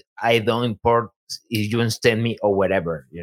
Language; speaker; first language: English; non-native, learner; Spanish